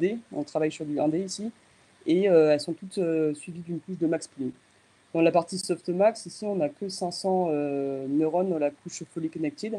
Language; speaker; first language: French; native; French